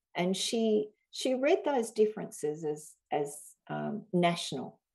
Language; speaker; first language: English; native; English